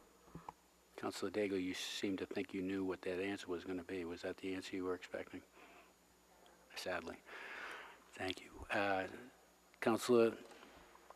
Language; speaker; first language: English; native; English